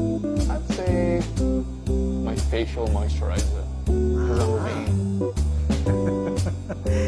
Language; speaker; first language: English; native; English